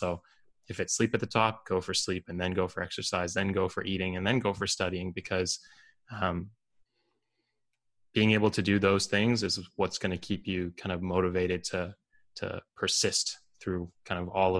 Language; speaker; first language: English; native; English